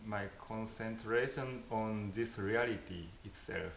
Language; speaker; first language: English; non-native, fluent; Japanese